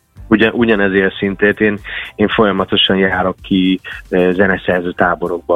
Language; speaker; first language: Hungarian; non-native, fluent; English